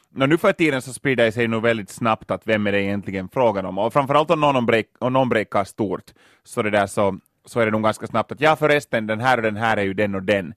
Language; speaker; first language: Swedish; native; Swedish